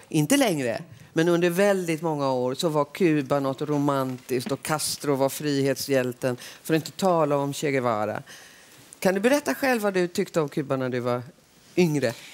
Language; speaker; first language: Swedish; native; Swedish